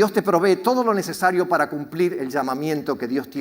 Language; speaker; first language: Spanish; native; Spanish